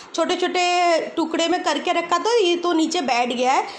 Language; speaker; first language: Hindi; native; Hindi